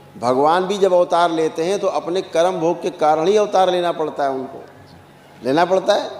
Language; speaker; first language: Hindi; native; Hindi